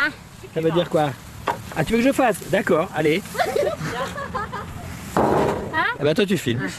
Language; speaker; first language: French; native; French